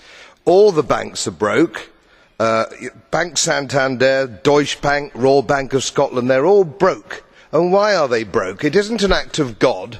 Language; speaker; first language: English; native; English